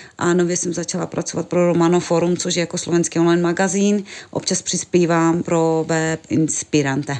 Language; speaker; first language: Czech; non-native, local second language; Romany